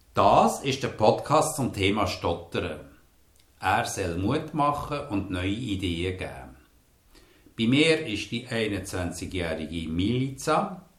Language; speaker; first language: German; native; German